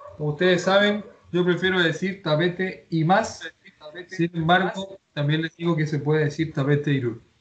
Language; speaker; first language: Spanish; native; Spanish